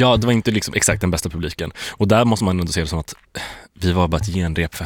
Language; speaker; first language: Swedish; native; Swedish